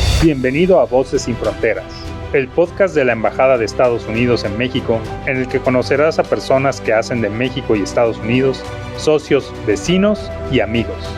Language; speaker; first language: Spanish; native; Spanish